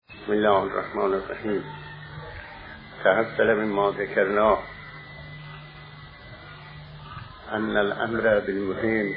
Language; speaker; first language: Arabic; non-native, fluent; Persian